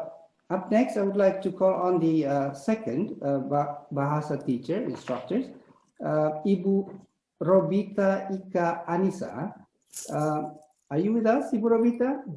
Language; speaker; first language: English; non-native, fluent; Indonesian